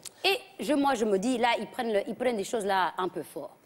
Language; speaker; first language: French; early bilingual, other home language; English